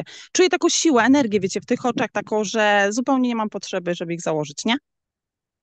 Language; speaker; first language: Polish; native; Polish